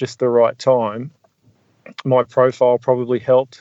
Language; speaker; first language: English; native; English